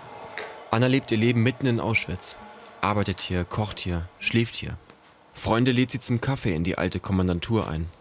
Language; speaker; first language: German; native; German